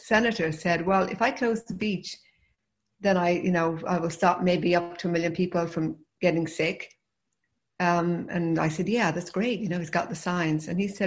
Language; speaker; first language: English; native; English